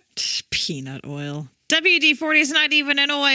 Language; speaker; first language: English; native; English